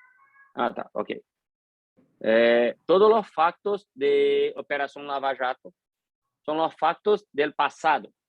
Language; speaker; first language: Spanish; non-native, fluent; Portuguese